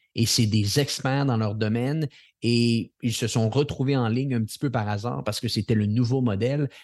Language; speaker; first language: French; native; French